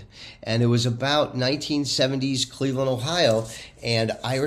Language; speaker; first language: English; native; English